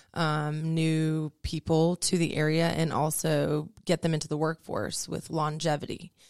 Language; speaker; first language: English; native; English